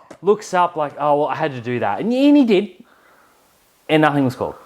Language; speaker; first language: English; native; English